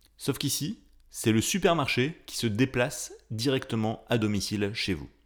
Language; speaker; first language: French; native; French